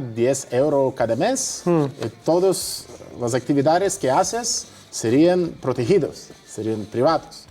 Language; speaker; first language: Spanish; non-native, fluent; Russian